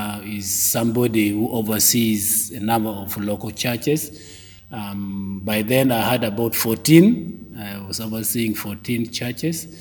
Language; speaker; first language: English; non-native, local second language; Acoli